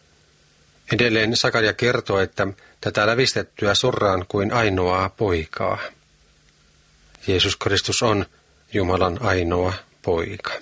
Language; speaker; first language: Finnish; native; Finnish